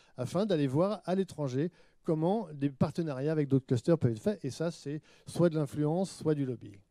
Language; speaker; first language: French; native; French